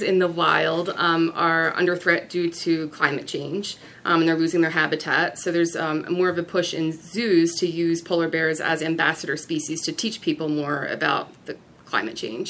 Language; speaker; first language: English; native; English